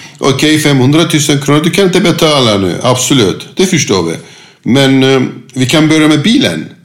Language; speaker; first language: Swedish; non-native, fluent; Turkish